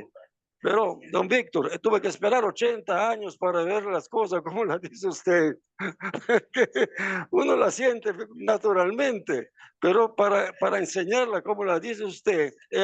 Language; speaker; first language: Spanish; non-native, fluent; Italian